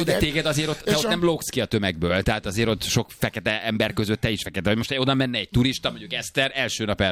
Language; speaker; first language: Hungarian; native; Hungarian